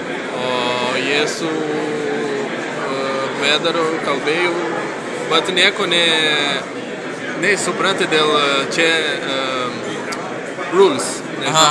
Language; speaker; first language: Lithuanian; non-native, learner; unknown